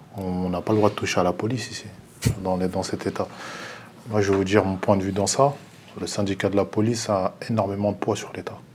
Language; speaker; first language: French; early bilingual, other home language; Lingala